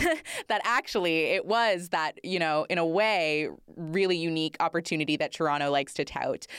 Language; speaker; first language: English; native; English